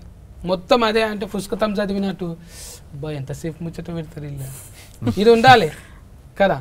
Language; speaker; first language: Telugu; native; Telugu